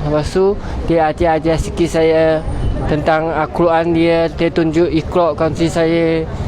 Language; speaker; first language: Malay; non-native, local second language; Chinese